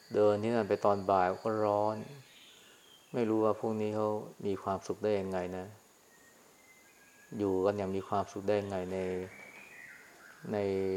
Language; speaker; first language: Thai; native; Thai